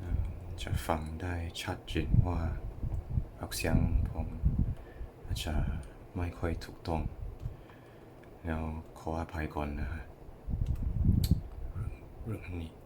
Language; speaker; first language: Thai; non-native, learner; English